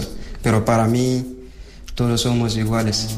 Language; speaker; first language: Spanish; non-native, learner; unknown